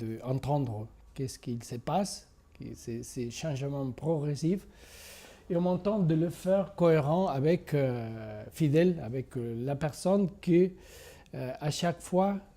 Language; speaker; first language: French; non-native, fluent; Spanish